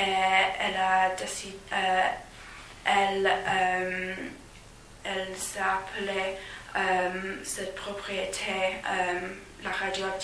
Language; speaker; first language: French; non-native, fluent; English